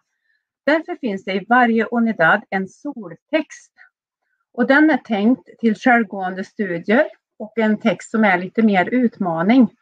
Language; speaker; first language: Swedish; native; Swedish